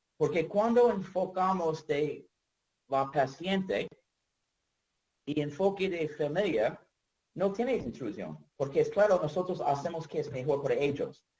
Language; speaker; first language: Spanish; non-native, learner; English